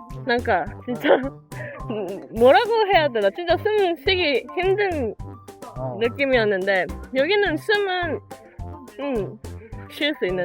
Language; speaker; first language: Korean; non-native, fluent; Japanese